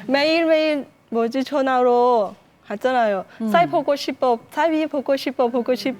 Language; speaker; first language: Korean; non-native, learner; Thai